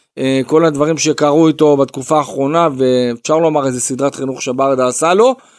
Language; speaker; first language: Hebrew; native; Hebrew